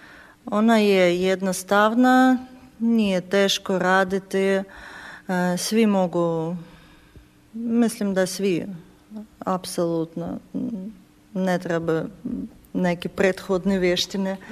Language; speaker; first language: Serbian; non-native, fluent; Ukrainian